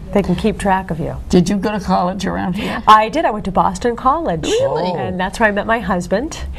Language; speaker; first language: English; native; English